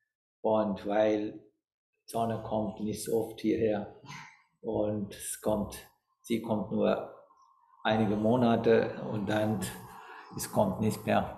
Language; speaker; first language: German; non-native, fluent; Sinhala